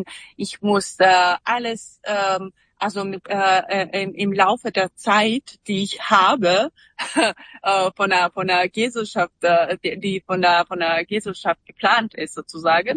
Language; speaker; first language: German; non-native, fluent; Serbian